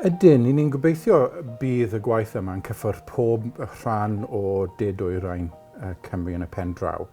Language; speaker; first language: Welsh; non-native, local second language; English